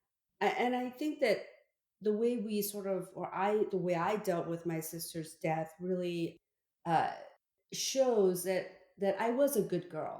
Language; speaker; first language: English; early bilingual, other home language; Korean